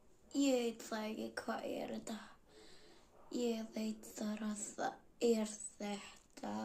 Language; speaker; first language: Icelandic; non-native, learner; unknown